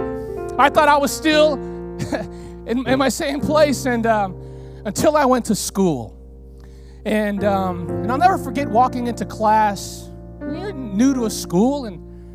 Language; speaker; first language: English; early bilingual, other home language; Spanish